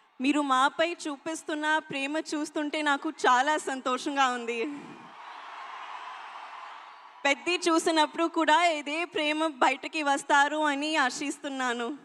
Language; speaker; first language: Telugu; non-native, learner; Hindi